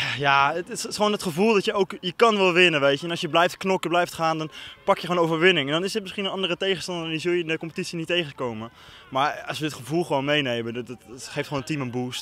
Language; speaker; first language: Dutch; native; Dutch